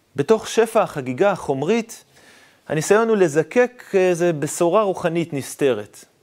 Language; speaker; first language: Hebrew; native; Hebrew